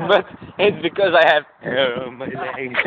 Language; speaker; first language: English; non-native, learner; Dutch